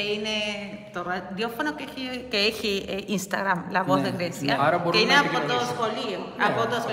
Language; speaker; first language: Greek; early bilingual, heritage; Spanish